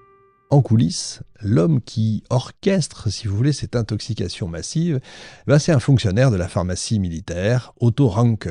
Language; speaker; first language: French; native; French